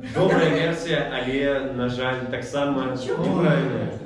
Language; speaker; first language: Belarusian; non-native, local second language; Russian